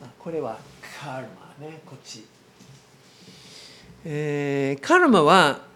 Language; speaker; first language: Japanese; non-native, learner; English